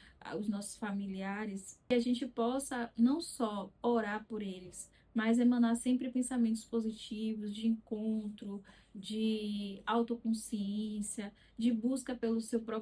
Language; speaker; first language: Portuguese; native; Portuguese